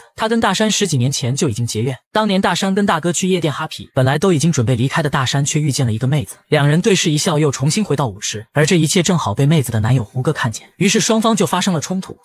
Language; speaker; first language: Chinese; native; Chinese